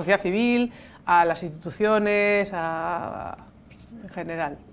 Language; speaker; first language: Spanish; native; Spanish